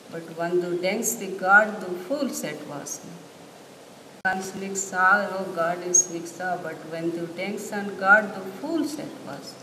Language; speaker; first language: German; non-native, learner; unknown